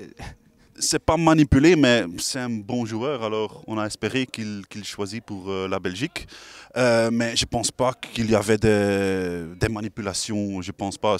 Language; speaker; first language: French; non-native, local second language; Dutch